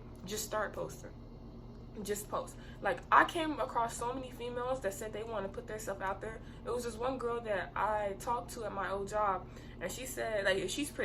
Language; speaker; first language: English; native; English